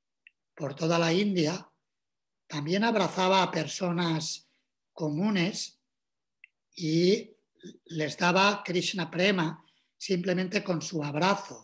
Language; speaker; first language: Spanish; native; Spanish